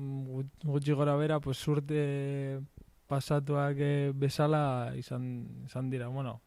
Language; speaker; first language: Basque; non-native, local second language; Spanish